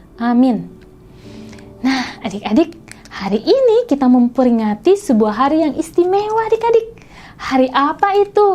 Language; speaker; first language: Indonesian; native; Indonesian